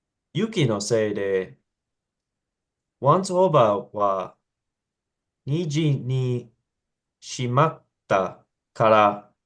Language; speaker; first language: Japanese; non-native, learner; English